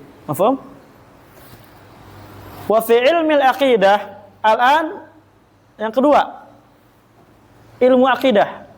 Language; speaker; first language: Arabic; non-native, fluent; Indonesian